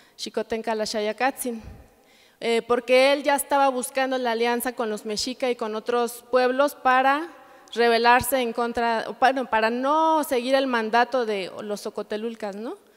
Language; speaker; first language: Spanish; native; Spanish